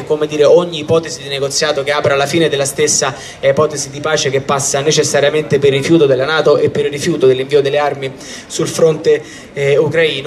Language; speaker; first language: Italian; native; Italian